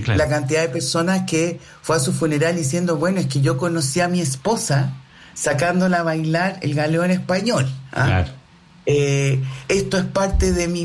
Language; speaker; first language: Spanish; native; Spanish